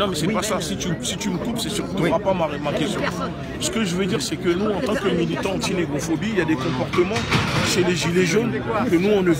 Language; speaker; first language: French; native; French